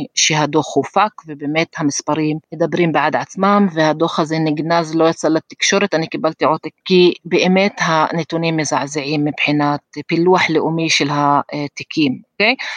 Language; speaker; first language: Hebrew; non-native, local second language; Arabic